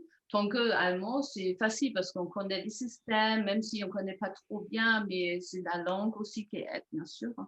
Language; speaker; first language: French; non-native, fluent; German